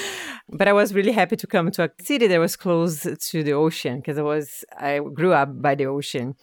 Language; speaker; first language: English; non-native, fluent; Portuguese